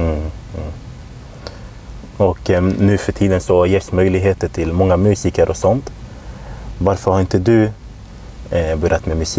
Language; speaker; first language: Swedish; native; Swedish